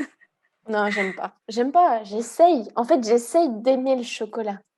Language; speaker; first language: French; early bilingual, heritage; Hungarian